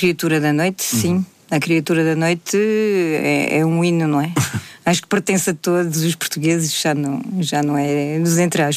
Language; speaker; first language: Portuguese; native; Portuguese